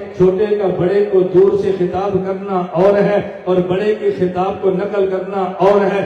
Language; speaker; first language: Urdu; non-native, local second language; Punjabi